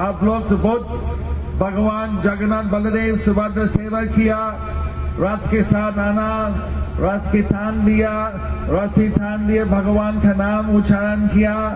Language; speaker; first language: Hindi; non-native, learner; English